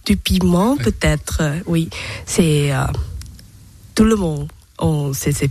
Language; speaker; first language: French; non-native, learner; Thai